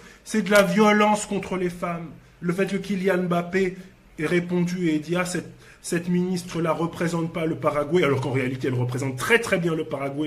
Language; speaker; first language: French; native; French